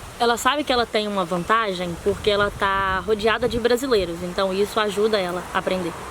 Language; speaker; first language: Portuguese; native; Portuguese